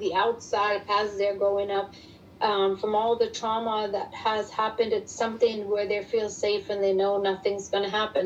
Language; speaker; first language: English; non-native, fluent; German